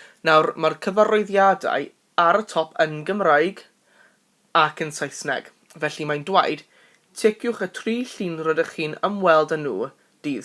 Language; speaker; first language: Welsh; non-native, local second language; English